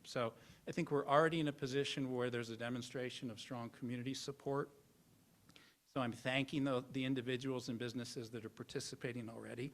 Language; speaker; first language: English; native; English